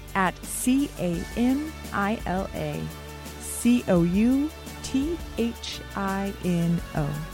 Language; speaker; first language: English; non-native, fluent; Portuguese